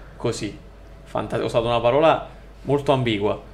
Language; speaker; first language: Italian; native; Italian